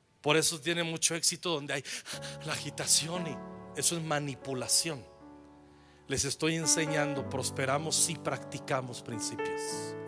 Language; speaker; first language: Spanish; native; Spanish